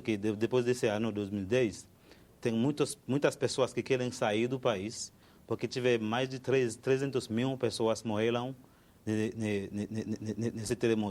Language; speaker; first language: Portuguese; non-native, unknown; Haitian Creole